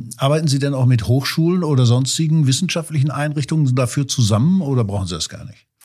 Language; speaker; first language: German; native; German